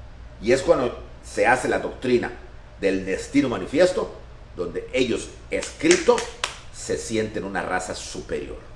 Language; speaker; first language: Spanish; native; Spanish